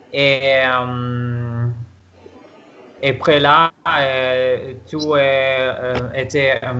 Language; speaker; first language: French; non-native, learner; Spanish